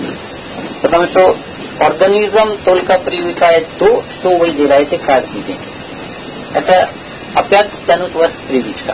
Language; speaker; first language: Russian; non-native, learner; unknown